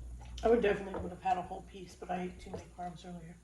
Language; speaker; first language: English; native; English